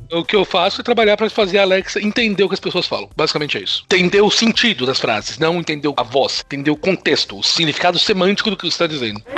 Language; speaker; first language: Portuguese; native; Portuguese